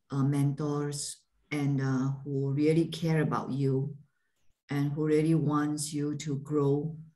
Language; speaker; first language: English; non-native, fluent; Malay